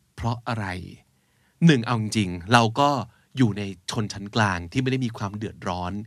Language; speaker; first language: Thai; native; Thai